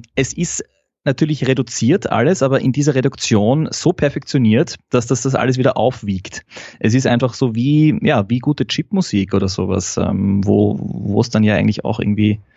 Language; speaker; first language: German; native; German